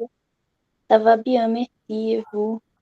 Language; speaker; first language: French; non-native, learner; Portuguese